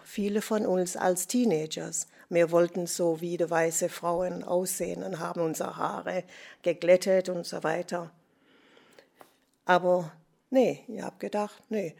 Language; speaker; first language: German; non-native, fluent; English